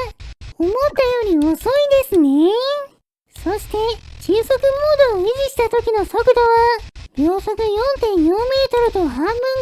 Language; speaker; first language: Japanese; native; Japanese